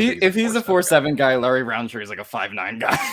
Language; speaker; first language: English; native; English